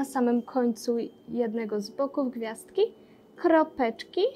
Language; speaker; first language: Polish; native; Polish